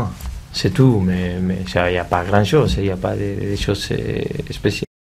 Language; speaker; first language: French; non-native, learner; Spanish